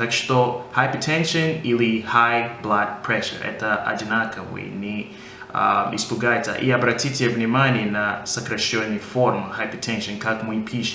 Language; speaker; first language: Russian; non-native, fluent; English